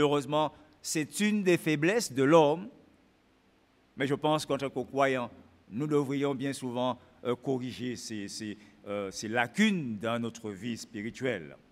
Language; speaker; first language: French; native; French